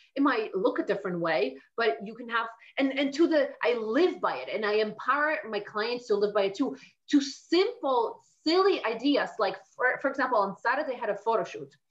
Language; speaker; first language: English; non-native, fluent; Polish